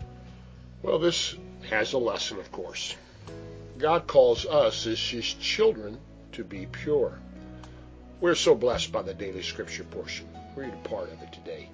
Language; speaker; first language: English; native; English